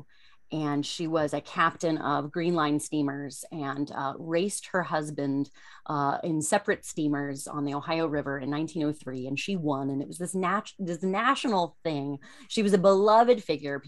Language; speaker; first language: English; native; English